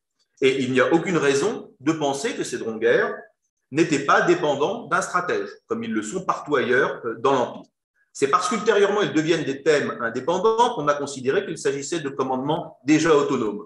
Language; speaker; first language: French; native; French